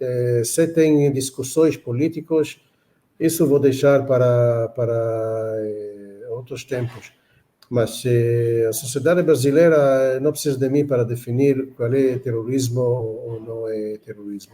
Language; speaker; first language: Portuguese; non-native, fluent; Hebrew